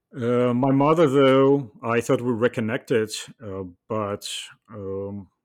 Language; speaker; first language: English; non-native, fluent; Russian